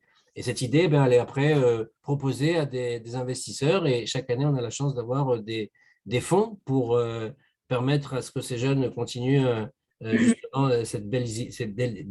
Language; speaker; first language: French; native; French